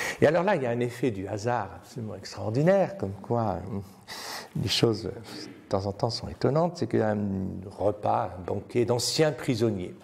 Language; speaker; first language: French; native; French